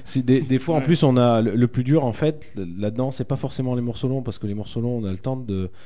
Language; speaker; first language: French; native; French